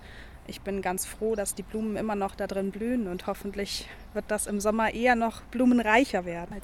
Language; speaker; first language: German; native; German